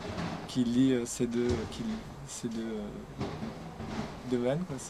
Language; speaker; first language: French; native; French